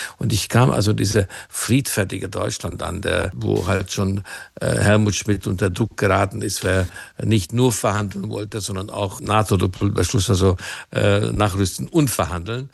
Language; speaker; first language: German; non-native, fluent; Hungarian